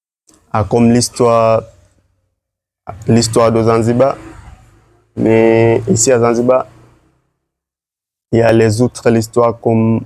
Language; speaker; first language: French; non-native, learner; Swahili